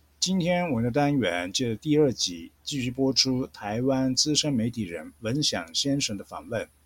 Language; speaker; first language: Chinese; non-native, fluent; Japanese